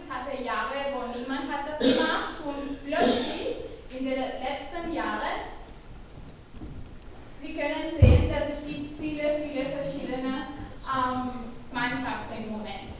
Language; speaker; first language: German; non-native, learner; Catalan